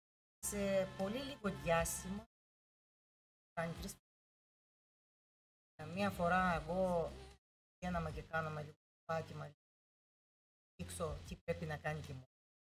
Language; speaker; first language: Greek; non-native, learner; Russian